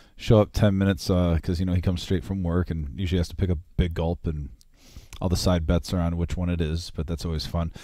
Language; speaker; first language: English; native; English